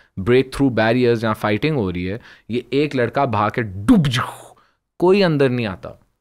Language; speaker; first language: Urdu; early bilingual, heritage; Hindi